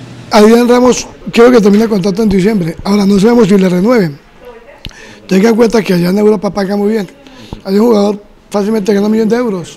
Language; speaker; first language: Spanish; native; Spanish